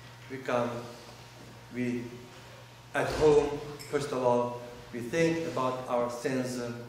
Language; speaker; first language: English; non-native, fluent; Russian